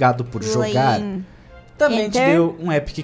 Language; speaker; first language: Portuguese; native; Portuguese